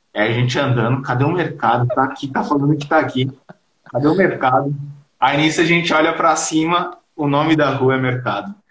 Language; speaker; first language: Portuguese; early bilingual, heritage; Portuguese